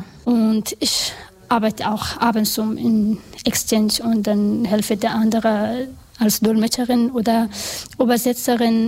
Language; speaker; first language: German; non-native, learner; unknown